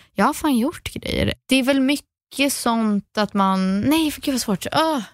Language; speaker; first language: Swedish; early bilingual, heritage; Swedish